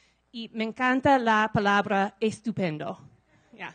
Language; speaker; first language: Spanish; non-native, learner; English